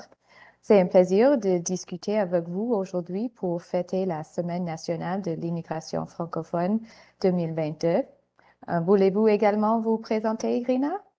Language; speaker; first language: French; non-native, learner; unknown